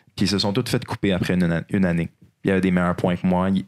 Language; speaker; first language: French; native; French